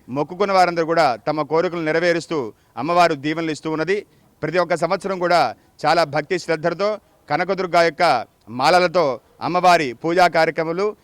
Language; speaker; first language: Telugu; native; Telugu